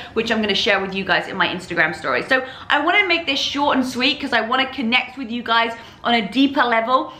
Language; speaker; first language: English; native; English